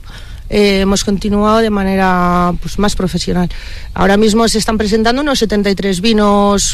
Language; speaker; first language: Spanish; native; Spanish